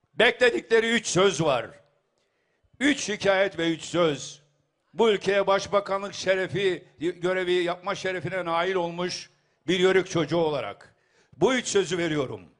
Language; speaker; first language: Turkish; native; Turkish